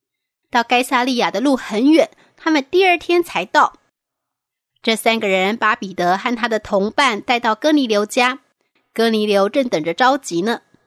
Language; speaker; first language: Chinese; native; Chinese